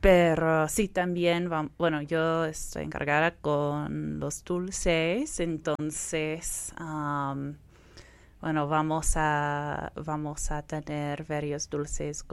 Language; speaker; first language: Spanish; non-native, fluent; English